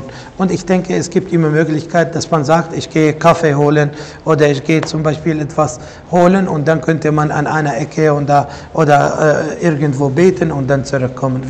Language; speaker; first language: German; non-native, fluent; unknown